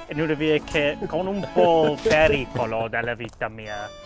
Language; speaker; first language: Italian; non-native, learner; English